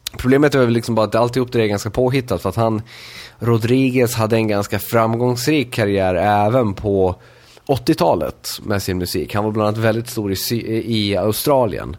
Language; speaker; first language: Swedish; native; Swedish